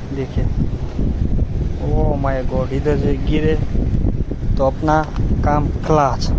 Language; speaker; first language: Hindi; non-native, local second language; Gujarati